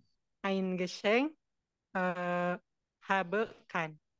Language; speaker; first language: German; non-native, learner; Indonesian